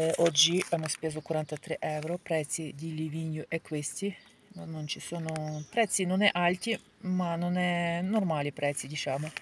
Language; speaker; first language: Italian; non-native, learner; Ukrainian